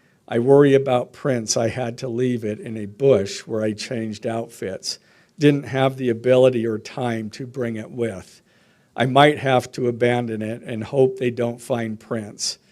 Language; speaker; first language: English; native; English